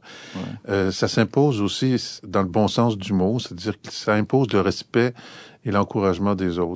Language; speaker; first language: French; native; French